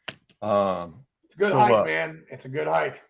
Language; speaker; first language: English; native; English